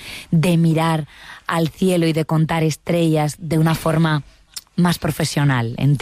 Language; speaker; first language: Spanish; native; Spanish